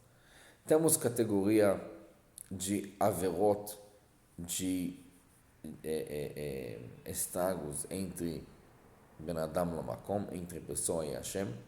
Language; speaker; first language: Portuguese; non-native, fluent; Hebrew